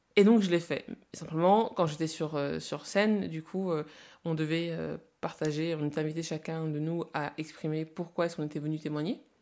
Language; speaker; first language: French; native; French